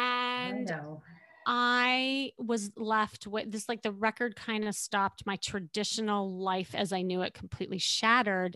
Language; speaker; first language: English; native; English